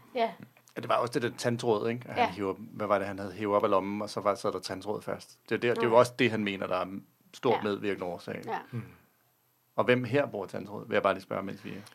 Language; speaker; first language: Danish; non-native, fluent; Persian